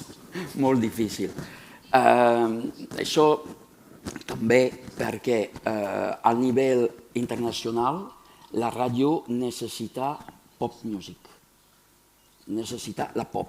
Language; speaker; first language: Catalan; non-native, fluent; French